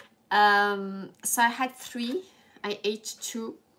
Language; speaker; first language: English; non-native, fluent; French